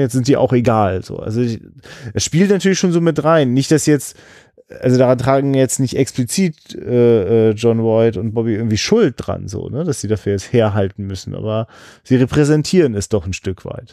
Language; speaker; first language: German; native; German